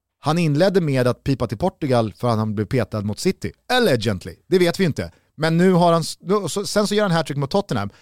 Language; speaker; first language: Swedish; native; Swedish